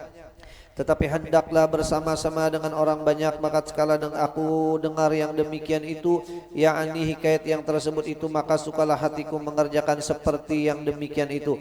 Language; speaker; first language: Indonesian; non-native, local second language; Banjar